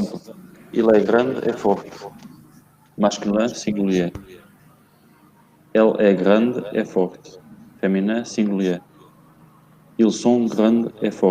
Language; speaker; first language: French; non-native, learner; Portuguese